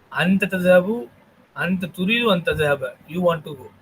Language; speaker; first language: Arabic; non-native, fluent; Tamil